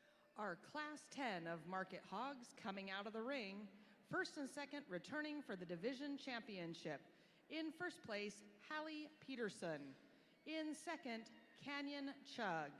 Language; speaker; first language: English; native; English